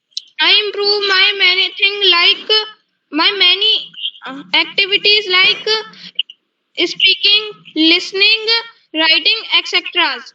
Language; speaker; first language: English; non-native, learner; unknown